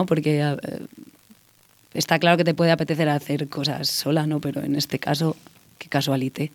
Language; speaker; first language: Spanish; native; Spanish